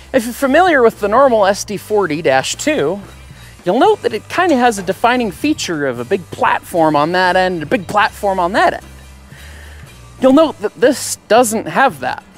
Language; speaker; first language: English; native; English